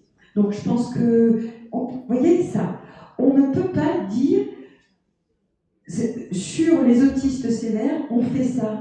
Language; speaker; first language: French; native; French